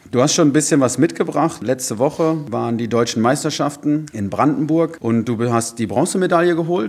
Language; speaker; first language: German; native; German